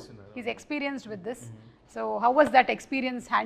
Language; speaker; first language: Telugu; native; Telugu